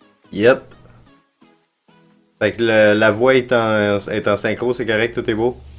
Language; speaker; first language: French; native; French